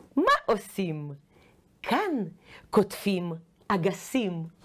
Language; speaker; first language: Hebrew; non-native, fluent; Ukrainian